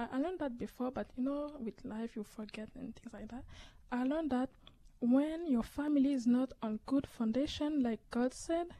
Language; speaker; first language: English; native; English